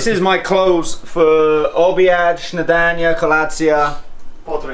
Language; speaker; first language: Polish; non-native, learner; English